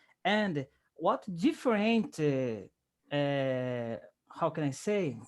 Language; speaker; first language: English; non-native, learner; Portuguese